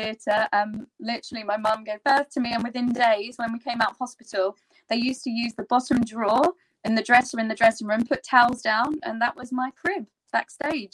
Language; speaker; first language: English; native; English